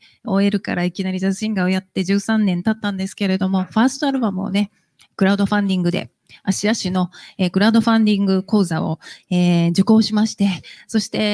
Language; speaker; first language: Japanese; native; Japanese